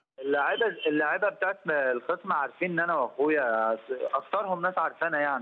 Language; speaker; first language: Arabic; native; Arabic